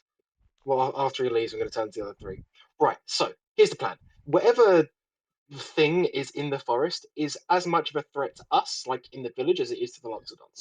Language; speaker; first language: English; native; English